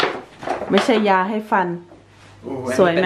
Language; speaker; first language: Thai; native; Thai